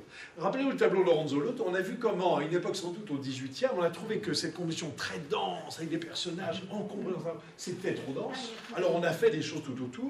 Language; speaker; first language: French; native; French